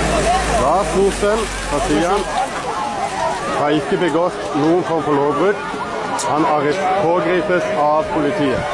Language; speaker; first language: Norwegian; native; Norwegian